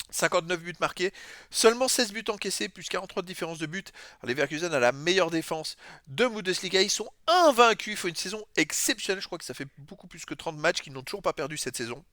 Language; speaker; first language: French; native; French